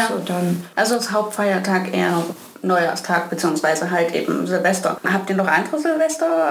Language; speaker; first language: German; native; German